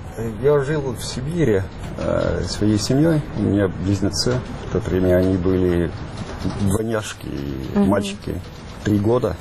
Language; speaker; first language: Russian; non-native, fluent; Estonian